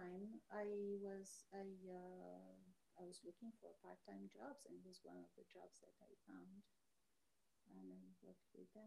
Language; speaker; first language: English; non-native, fluent; Arabic